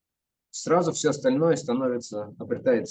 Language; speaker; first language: Russian; native; Russian